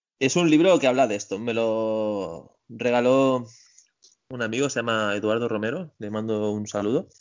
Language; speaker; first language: Spanish; native; Spanish